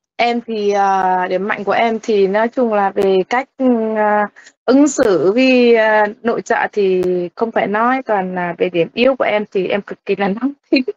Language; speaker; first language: Vietnamese; native; Vietnamese